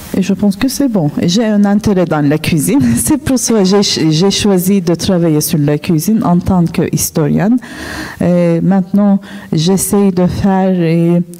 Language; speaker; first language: French; non-native, fluent; Turkish